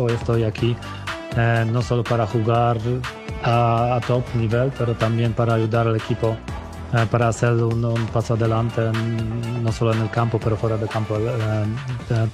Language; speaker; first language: Spanish; non-native, fluent; Polish